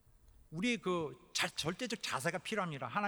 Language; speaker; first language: Japanese; non-native, fluent; Korean